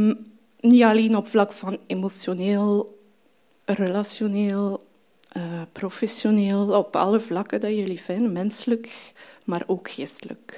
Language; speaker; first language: Dutch; non-native, fluent; French